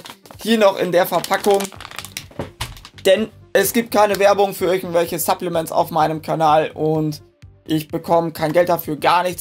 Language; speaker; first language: German; native; German